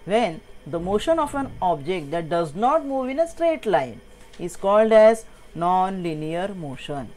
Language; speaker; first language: English; non-native, local second language; Marathi